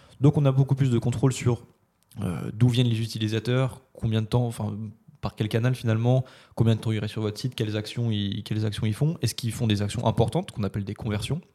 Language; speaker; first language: French; native; French